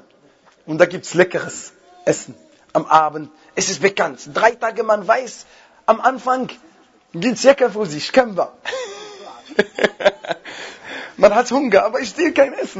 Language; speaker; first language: German; non-native, fluent; Arabic